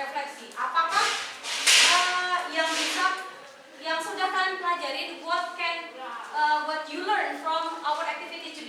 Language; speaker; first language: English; non-native, fluent; Indonesian